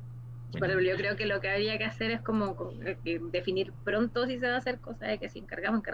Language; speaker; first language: Spanish; native; Spanish